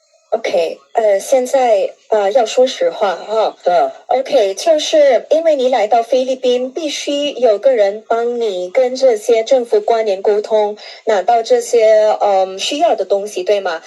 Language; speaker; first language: Chinese; non-native, fluent; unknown